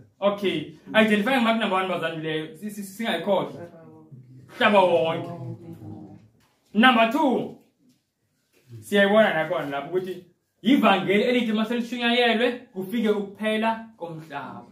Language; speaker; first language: Zulu; non-native, local second language; Xhosa